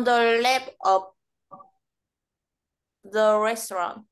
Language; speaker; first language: English; non-native, learner; Vietnamese